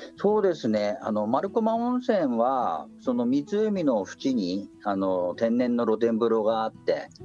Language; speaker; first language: Japanese; native; Japanese